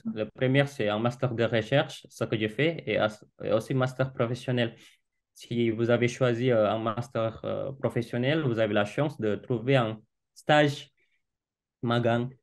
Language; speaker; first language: French; non-native, fluent; Indonesian